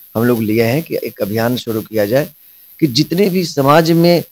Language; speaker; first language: Hindi; non-native, local second language; Bhojpuri